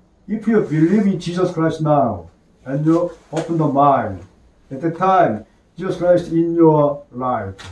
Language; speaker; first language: English; non-native, learner; Korean